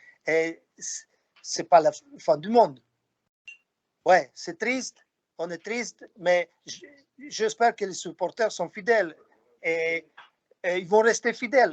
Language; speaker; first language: French; non-native, fluent; Slovak